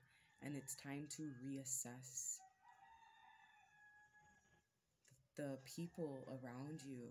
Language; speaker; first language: English; native; English